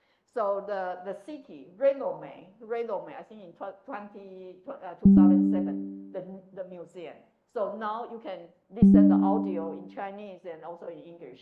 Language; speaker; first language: English; non-native, fluent; Chinese